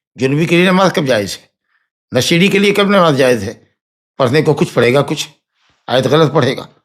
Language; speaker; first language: Urdu; native; Urdu